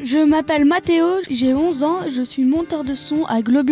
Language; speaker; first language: French; native; French